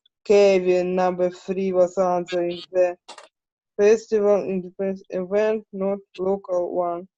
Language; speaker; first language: English; non-native, learner; Ukrainian